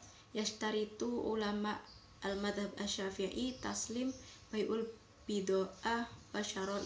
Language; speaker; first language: Arabic; non-native, learner; Indonesian